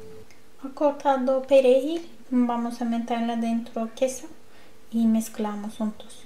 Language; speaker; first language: Spanish; non-native, learner; Turkish